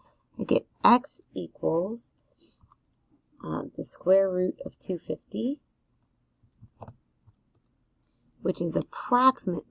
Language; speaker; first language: English; native; English